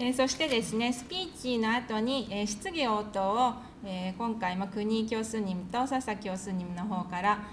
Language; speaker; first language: Japanese; native; Japanese